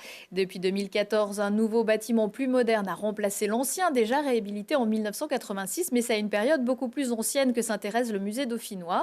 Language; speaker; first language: French; native; French